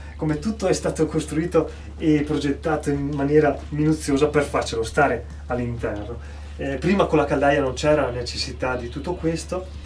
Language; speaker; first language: Italian; native; Italian